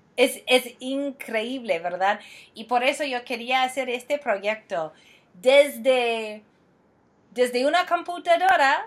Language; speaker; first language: Spanish; non-native, fluent; English